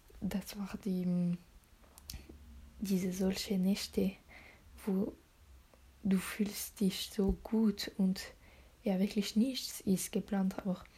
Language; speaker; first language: German; non-native, learner; French